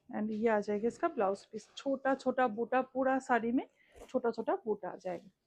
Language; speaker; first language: Hindi; non-native, local second language; Bangla